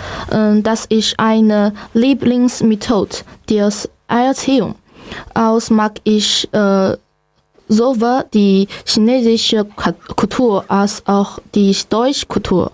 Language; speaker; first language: German; non-native, learner; Chinese